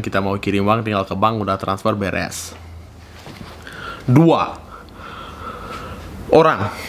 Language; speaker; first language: Indonesian; non-native, fluent; Russian